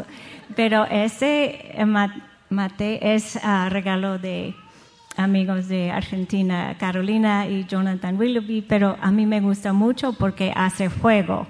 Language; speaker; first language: Spanish; non-native, fluent; English